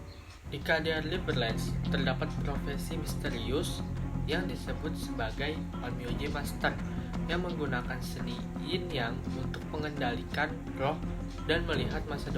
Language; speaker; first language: Indonesian; native; Indonesian